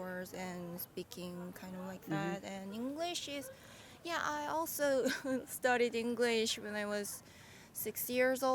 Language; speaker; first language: English; non-native, learner; Korean